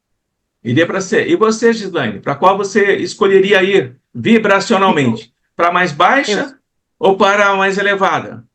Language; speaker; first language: Portuguese; native; Portuguese